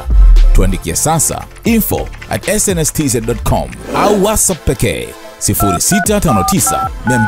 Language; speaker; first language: Swahili; native; Swahili